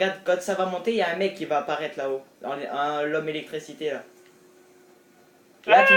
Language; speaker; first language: French; native; French